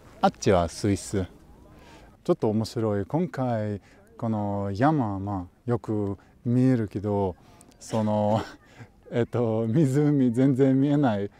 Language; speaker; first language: Japanese; non-native, fluent; Russian